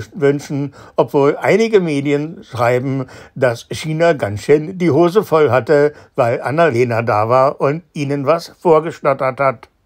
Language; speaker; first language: German; native; German